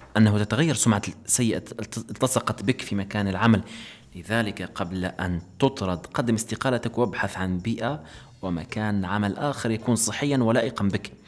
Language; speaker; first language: Arabic; native; Arabic